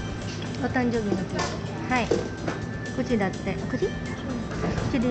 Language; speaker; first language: Japanese; non-native, learner; Filipino